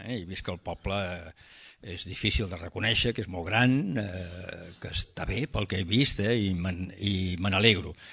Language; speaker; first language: Catalan; early bilingual, heritage; Catalan